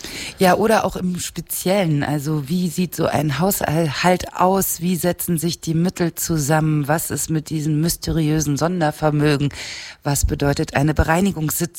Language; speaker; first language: German; native; German